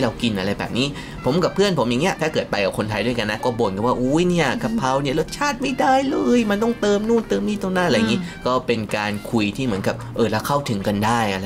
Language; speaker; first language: Thai; native; Thai